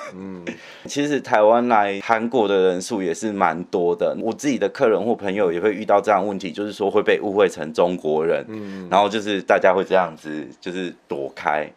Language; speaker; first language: Chinese; native; Chinese